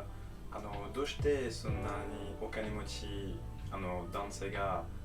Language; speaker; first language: Japanese; non-native, fluent; French